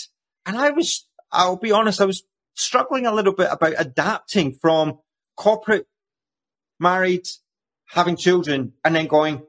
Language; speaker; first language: English; native; English